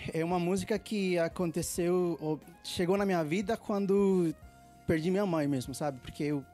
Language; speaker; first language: Portuguese; non-native, fluent; Spanish